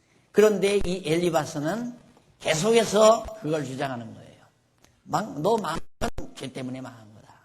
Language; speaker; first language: Korean; native; Korean